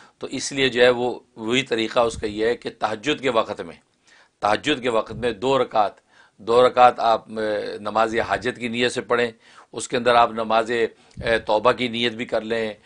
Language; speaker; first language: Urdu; non-native, local second language; Kashmiri